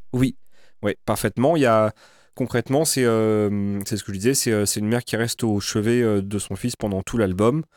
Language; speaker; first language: French; native; French